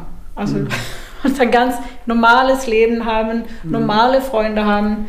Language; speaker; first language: German; non-native, fluent; Swedish